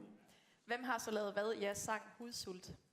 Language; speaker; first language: Danish; native; Danish